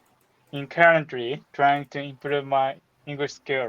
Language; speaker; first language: English; non-native, learner; Japanese